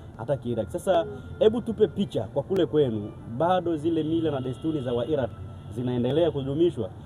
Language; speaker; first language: Swahili; non-native, local second language; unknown